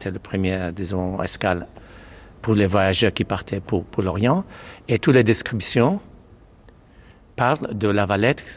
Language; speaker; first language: French; non-native, fluent; Maltese